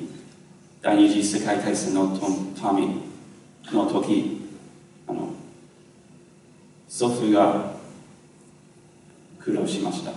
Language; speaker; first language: Japanese; non-native, learner; English